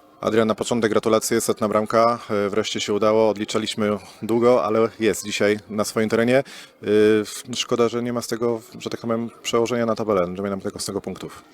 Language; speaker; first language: Polish; native; Polish